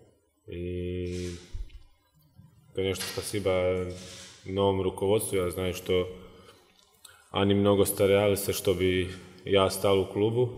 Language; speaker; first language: Russian; non-native, fluent; Croatian